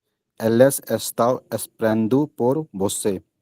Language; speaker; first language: Portuguese; non-native, learner; Hindi